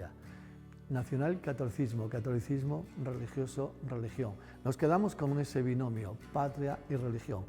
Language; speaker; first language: Spanish; native; Spanish